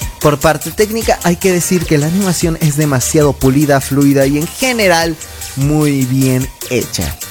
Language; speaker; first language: Spanish; native; Spanish